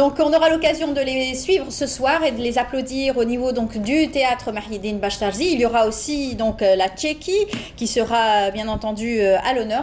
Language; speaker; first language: French; native; French